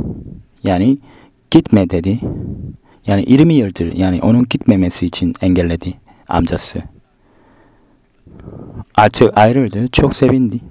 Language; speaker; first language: Turkish; non-native, fluent; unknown